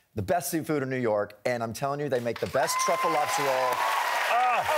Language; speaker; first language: English; native; English